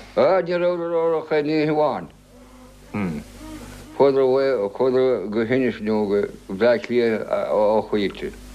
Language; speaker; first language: Irish; native; Irish